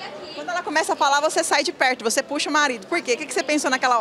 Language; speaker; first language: Portuguese; native; Portuguese